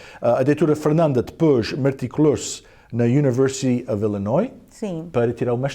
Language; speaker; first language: Portuguese; early bilingual, heritage; Portuguese